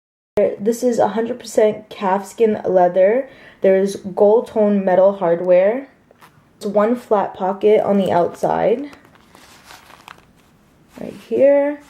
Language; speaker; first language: English; native; English